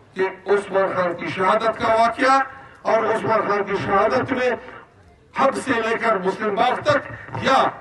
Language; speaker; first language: Urdu; non-native, local second language; Baluchi